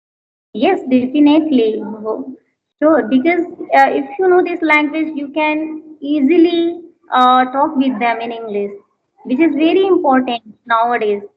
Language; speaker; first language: English; non-native, learner; Hindi